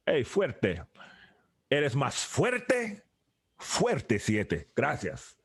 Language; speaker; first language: Spanish; non-native, learner; English